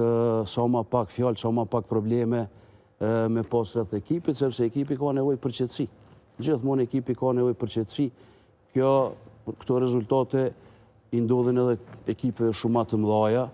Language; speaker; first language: Albanian; native; Albanian